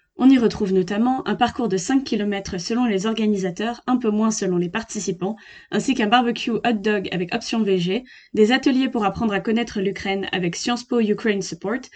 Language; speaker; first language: French; native; French